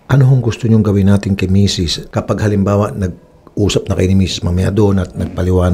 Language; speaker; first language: Filipino; native; Filipino